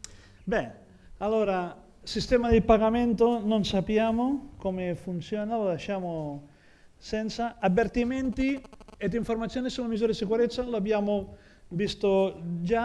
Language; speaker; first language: Italian; non-native, fluent; Catalan